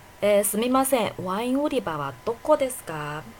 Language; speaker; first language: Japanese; non-native, fluent; Chinese